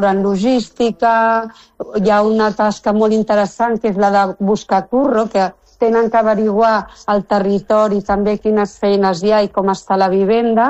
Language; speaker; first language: Catalan; non-native, local second language; Spanish